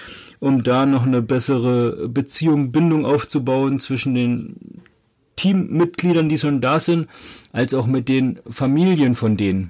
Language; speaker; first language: German; native; German